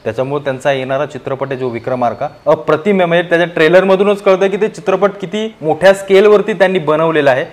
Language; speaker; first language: Marathi; native; Marathi